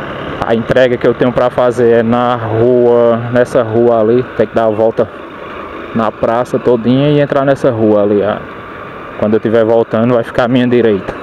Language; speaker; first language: Portuguese; native; Portuguese